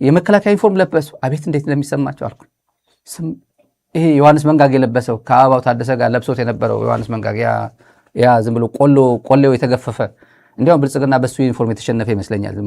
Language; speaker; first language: Amharic; non-native, local second language; Tigrinya